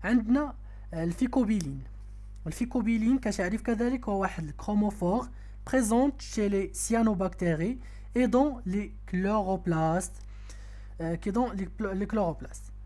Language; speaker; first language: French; non-native, local second language; Arabic